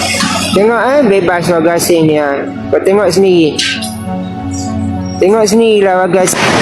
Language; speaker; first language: Malay; native; Malay